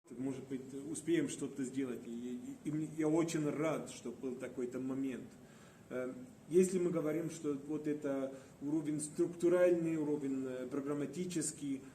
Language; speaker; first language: Russian; non-native, fluent; Estonian